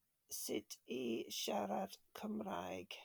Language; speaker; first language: Welsh; non-native, learner; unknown